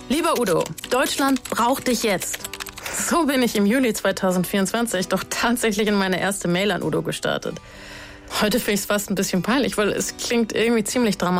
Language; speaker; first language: German; native; German